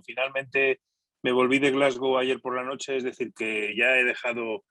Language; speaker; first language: Spanish; native; Spanish